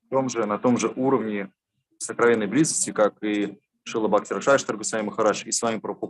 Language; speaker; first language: Russian; native; Russian